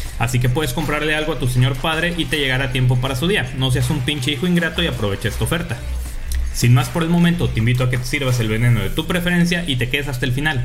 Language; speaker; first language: Spanish; native; Spanish